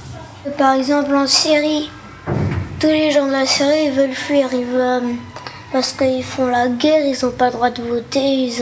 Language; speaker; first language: French; early bilingual, other home language; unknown